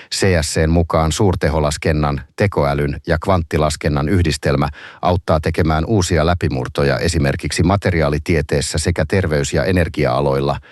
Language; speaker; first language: Finnish; native; Finnish